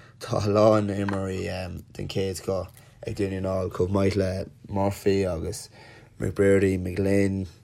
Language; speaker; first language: Irish; non-native, local second language; English